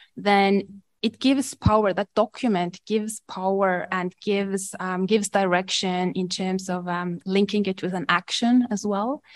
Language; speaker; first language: English; non-native, fluent; Estonian